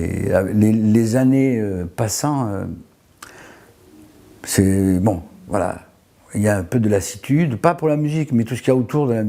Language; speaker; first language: French; native; French